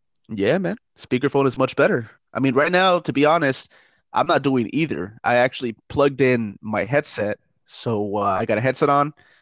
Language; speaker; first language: English; early bilingual, other home language; Spanish